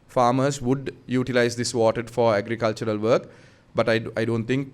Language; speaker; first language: English; non-native, local second language; Sinhala